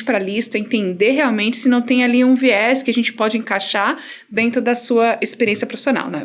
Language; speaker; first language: Portuguese; native; Portuguese